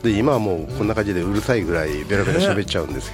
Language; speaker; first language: Japanese; native; Japanese